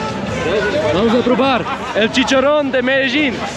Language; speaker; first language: Spanish; non-native, learner; Swiss German